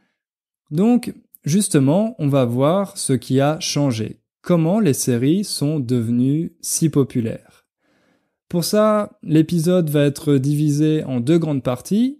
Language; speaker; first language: French; native; French